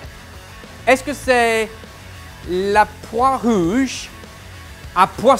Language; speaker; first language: French; non-native, learner; English